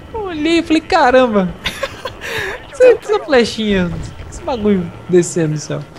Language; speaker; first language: Portuguese; native; Portuguese